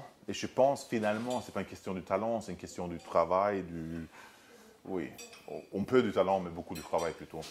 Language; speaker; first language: French; non-native, fluent; Swedish